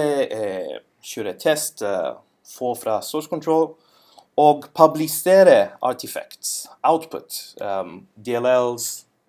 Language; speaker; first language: Norwegian; non-native, learner; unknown